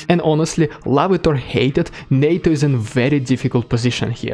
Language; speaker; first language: English; non-native, fluent; Russian